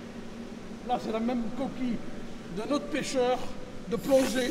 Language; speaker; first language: French; native; French